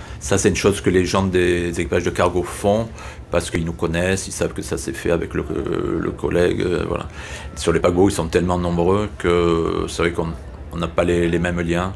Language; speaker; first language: French; native; French